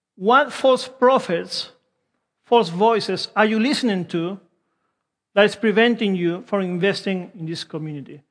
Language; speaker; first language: English; non-native, fluent; Spanish